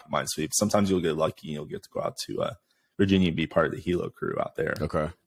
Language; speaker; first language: English; native; English